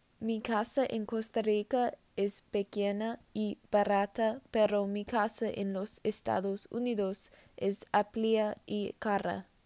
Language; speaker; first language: Spanish; non-native, learner; English